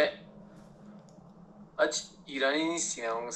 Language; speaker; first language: English; non-native, learner; Persian